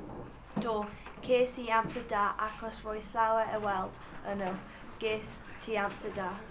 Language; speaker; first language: Welsh; non-native, learner; English